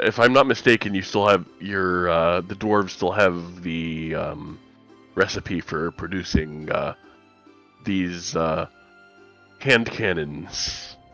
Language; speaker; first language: English; native; English